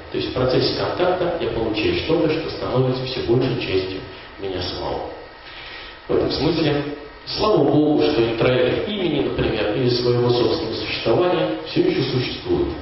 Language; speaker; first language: Russian; native; Russian